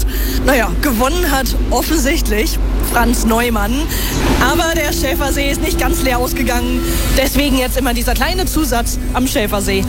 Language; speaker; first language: German; native; German